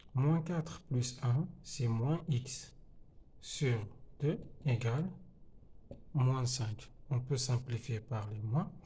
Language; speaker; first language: French; non-native, local second language; Arabic